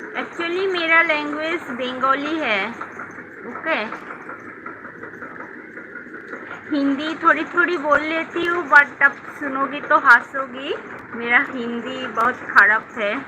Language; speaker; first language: Hindi; non-native, local second language; Bangla